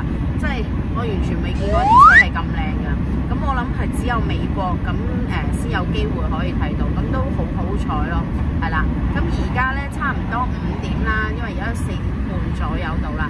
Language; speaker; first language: Cantonese; native; Cantonese